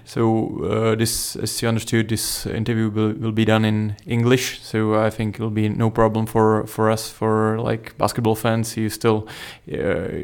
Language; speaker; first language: English; non-native, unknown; Czech